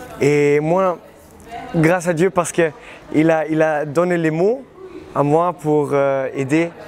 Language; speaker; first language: French; non-native, learner; German